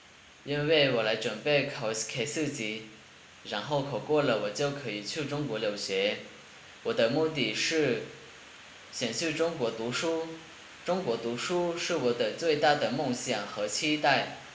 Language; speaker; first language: Chinese; non-native, learner; Lao